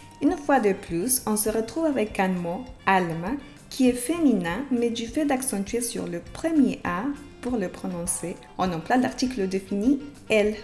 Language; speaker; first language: French; non-native, fluent; Spanish